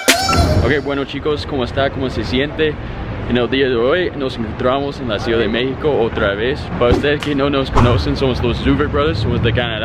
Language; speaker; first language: Spanish; non-native, fluent; English